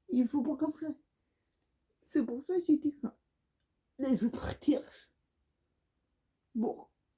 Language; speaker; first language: French; non-native, learner; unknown